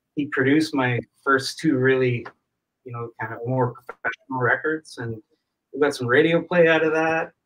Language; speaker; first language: English; native; English